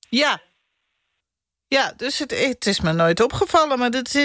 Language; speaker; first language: Dutch; native; Dutch